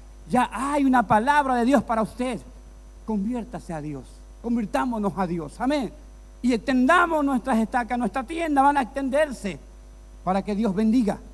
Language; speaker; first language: Spanish; native; Spanish